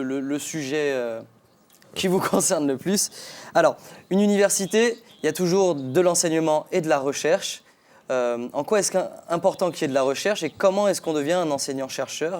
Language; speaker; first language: French; native; French